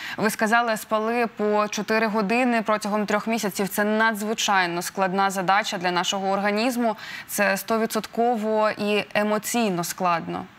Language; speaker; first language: Ukrainian; native; Ukrainian